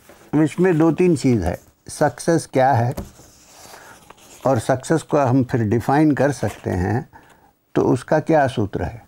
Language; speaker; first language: Hindi; non-native, local second language; Malayalam